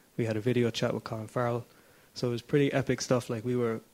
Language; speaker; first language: English; native; English